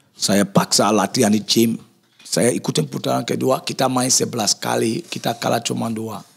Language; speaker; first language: Indonesian; non-native, fluent; English